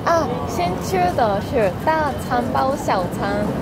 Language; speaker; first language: Chinese; early bilingual, heritage; Japanese